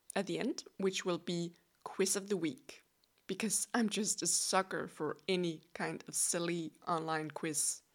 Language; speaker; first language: English; non-native, fluent; Danish